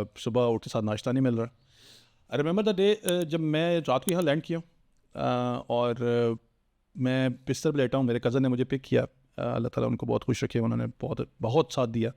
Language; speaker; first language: Urdu; native; Urdu